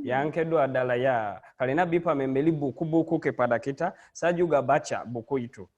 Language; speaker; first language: Indonesian; non-native, learner; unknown